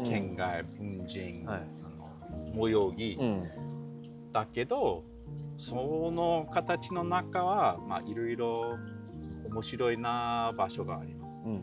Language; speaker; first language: Japanese; non-native, learner; English